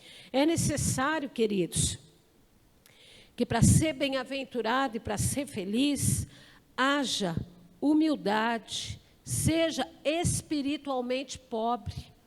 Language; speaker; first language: Portuguese; native; Portuguese